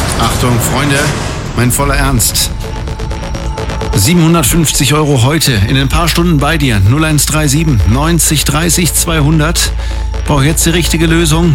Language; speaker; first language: German; native; German